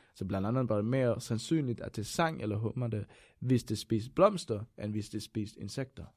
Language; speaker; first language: Danish; non-native, fluent; Swedish